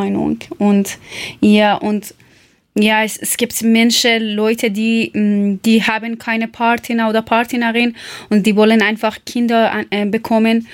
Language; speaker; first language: German; non-native, learner; Persian